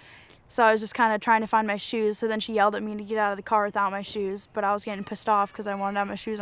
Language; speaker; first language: English; native; English